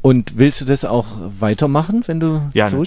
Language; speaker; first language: German; native; German